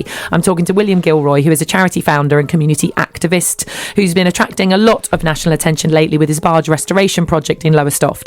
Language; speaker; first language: English; native; English